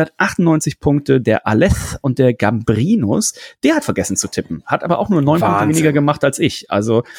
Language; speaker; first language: German; native; German